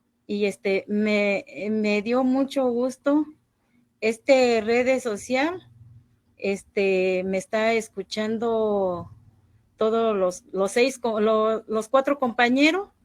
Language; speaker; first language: Spanish; non-native, local second language; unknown